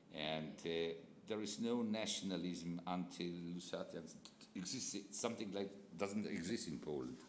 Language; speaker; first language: English; non-native, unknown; Polish